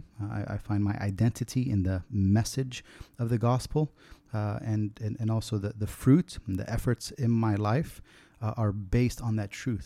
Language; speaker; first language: English; native; English